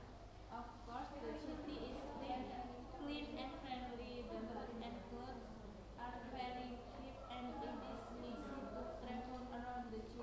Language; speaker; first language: English; non-native, learner; Indonesian